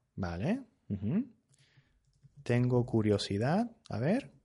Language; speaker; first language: Spanish; native; Spanish